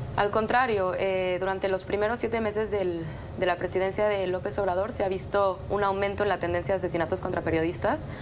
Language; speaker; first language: Spanish; native; Spanish